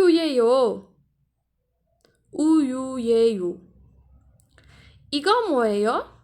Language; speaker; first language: Korean; non-native, fluent; Portuguese